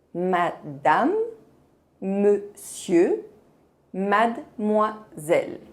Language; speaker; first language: French; non-native, fluent; Portuguese